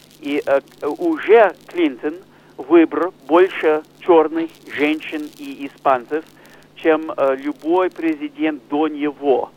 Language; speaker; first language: Russian; non-native, fluent; English